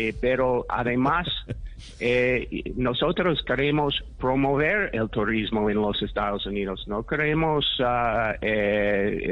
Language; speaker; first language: Spanish; non-native, fluent; English